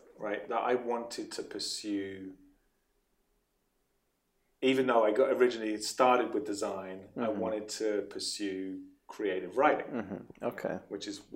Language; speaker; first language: English; native; English